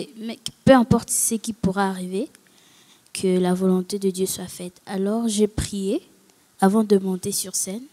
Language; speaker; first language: French; non-native, local second language; Lingala